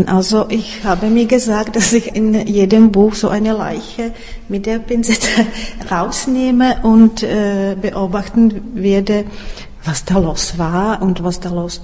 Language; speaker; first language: German; non-native, fluent; Czech